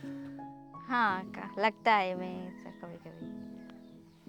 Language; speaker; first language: Hindi; non-native, local second language; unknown